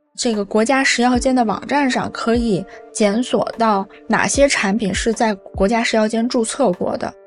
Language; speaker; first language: Chinese; native; Chinese